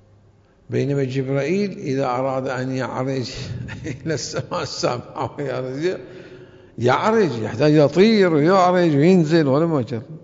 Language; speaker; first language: Arabic; native; Arabic